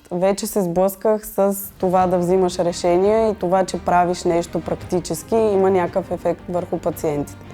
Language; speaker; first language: Bulgarian; native; Bulgarian